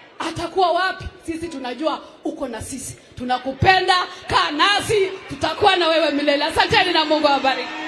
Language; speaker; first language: Swahili; non-native, local second language; Luo (Kenya and Tanzania)